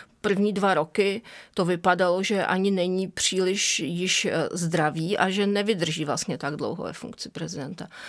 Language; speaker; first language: Czech; native; Czech